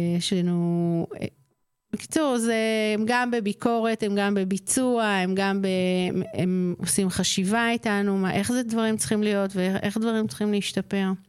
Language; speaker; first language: Hebrew; native; Hebrew